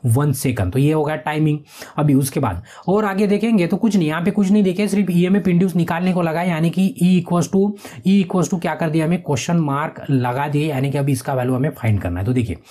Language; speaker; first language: Hindi; non-native, local second language; Marathi